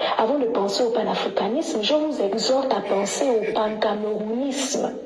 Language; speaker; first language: French; native; French